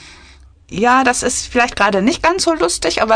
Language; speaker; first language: German; native; German